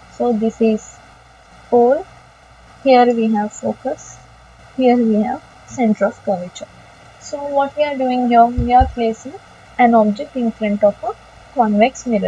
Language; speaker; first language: English; non-native, local second language; Telugu